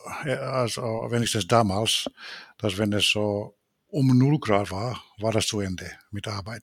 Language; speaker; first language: German; non-native, fluent; Finnish